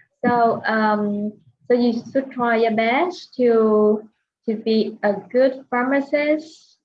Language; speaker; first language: English; non-native, fluent; Vietnamese